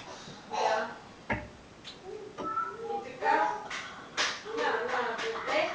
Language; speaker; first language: Bulgarian; native; Bulgarian